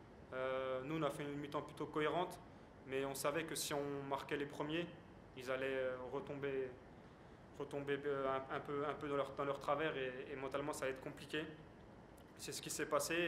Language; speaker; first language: French; native; French